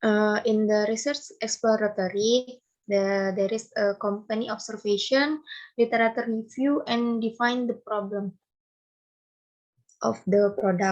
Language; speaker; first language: English; non-native, learner; Indonesian